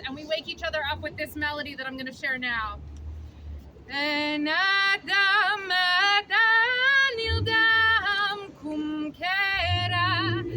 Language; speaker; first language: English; native; English